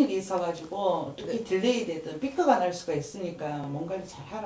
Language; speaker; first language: Korean; native; Korean